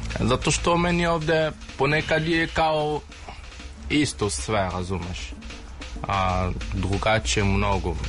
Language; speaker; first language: Serbian; non-native, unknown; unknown